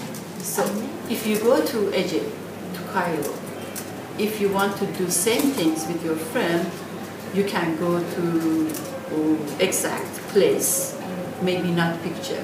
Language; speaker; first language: English; non-native, fluent; Persian